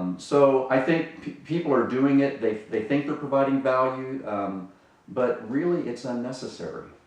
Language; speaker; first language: English; native; English